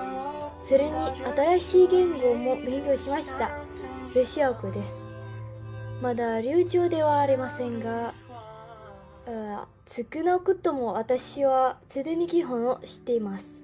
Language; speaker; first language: Japanese; non-native, learner; Indonesian